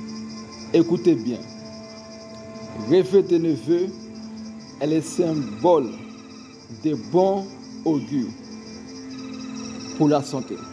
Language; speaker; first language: French; non-native, local second language; Haitian Creole